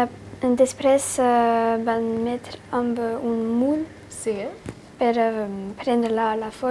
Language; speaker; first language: Catalan; non-native, learner; French